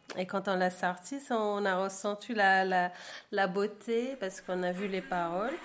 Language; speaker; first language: French; non-native, local second language; Arabic